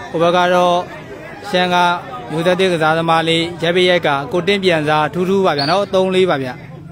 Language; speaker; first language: Burmese; native; Burmese